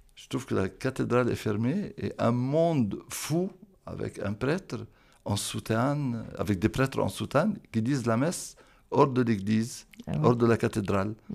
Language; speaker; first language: French; non-native, local second language; Arabic